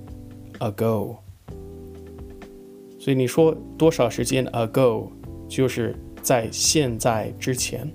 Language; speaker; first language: Chinese; non-native, fluent; English